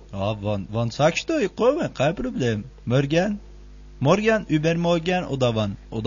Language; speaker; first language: German; non-native, learner; Turkish